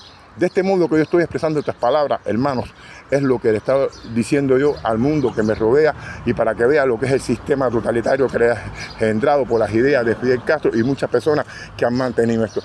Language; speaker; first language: Spanish; native; Spanish